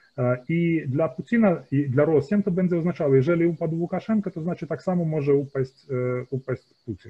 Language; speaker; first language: Polish; early bilingual, heritage; Polish